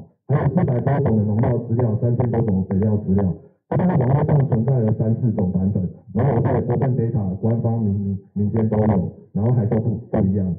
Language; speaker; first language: Chinese; native; Chinese